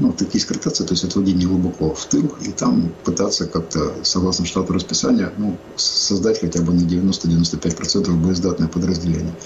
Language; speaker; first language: Russian; non-native, local second language; Ukrainian